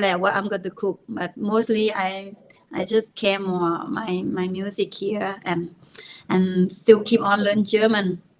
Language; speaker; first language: English; non-native, learner; Thai